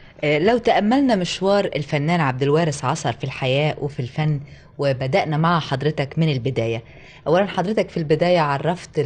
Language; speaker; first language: Arabic; native; Arabic